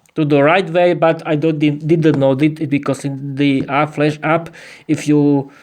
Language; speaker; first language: English; non-native, learner; Slovak